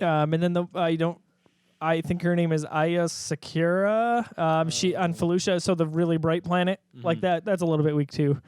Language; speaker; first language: English; native; English